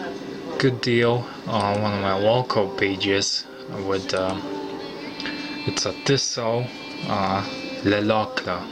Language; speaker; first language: English; non-native, fluent; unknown